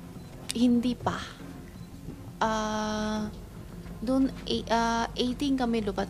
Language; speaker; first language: Filipino; non-native, learner; Chinese